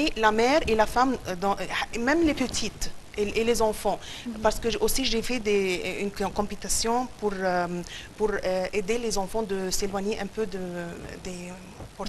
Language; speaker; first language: French; non-native, fluent; Arabic